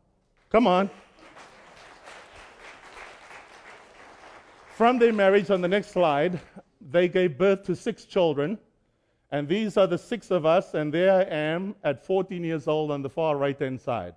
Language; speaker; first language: English; native; English